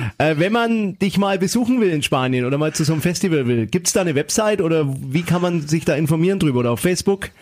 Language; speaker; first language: German; native; German